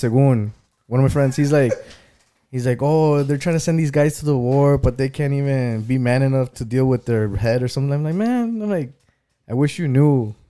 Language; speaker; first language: English; early bilingual, other home language; Spanish